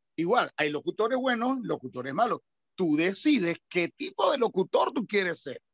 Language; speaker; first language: Spanish; native; Spanish